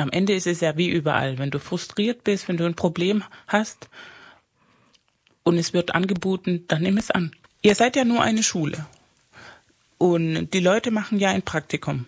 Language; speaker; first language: German; non-native, fluent; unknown